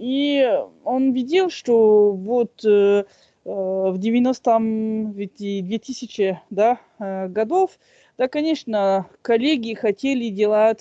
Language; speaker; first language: Russian; non-native, fluent; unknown